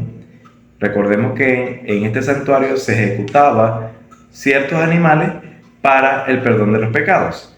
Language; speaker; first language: Spanish; native; Spanish